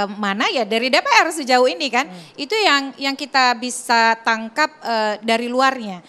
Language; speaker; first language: Indonesian; native; Indonesian